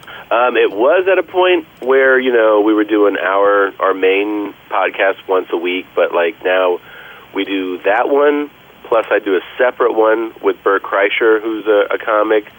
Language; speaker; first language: English; early bilingual, other home language; Spanish